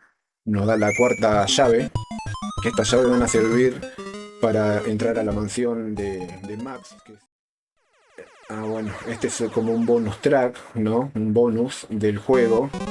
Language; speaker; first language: Spanish; native; Spanish